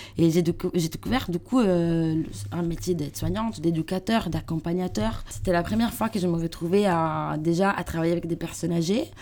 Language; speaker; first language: French; non-native, learner; Italian